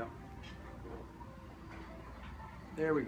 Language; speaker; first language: English; native; English